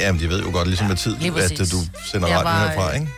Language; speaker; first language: Danish; native; Danish